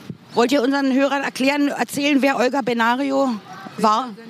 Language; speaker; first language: German; native; German